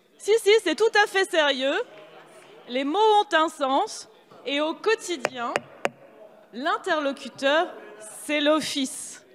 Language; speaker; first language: French; native; French